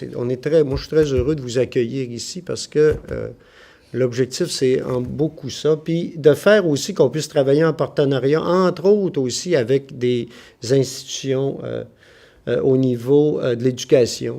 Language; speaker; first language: French; native; French